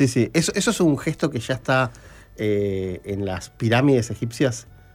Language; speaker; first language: Spanish; native; Spanish